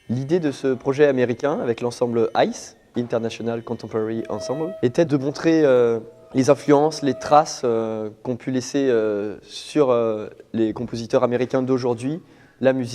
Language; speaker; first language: French; native; French